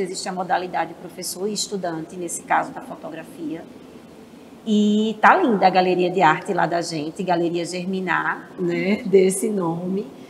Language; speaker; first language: Portuguese; native; Portuguese